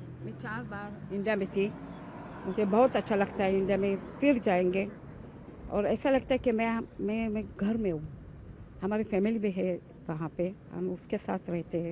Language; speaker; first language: Hindi; early bilingual, heritage; Hindi